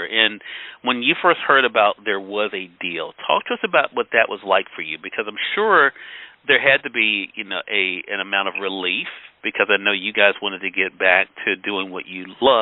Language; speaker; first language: English; native; English